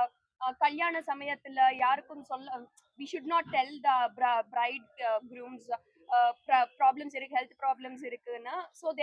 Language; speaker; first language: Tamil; non-native, fluent; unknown